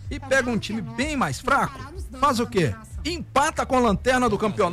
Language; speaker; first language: Portuguese; native; Portuguese